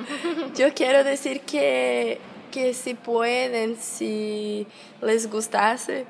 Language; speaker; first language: Spanish; non-native, fluent; Portuguese